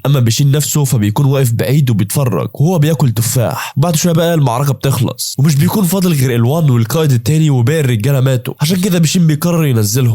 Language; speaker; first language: Arabic; native; Arabic